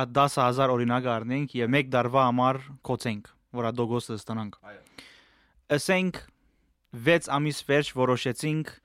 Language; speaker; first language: Armenian; early bilingual, heritage; Armenian